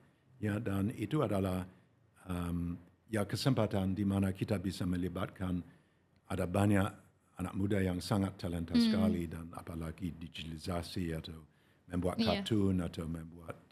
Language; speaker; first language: Indonesian; non-native, fluent; English